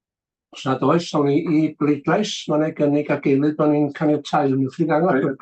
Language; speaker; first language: Welsh; native; Welsh